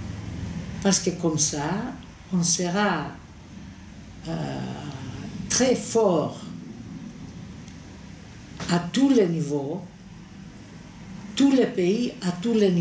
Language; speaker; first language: French; non-native, fluent; Greek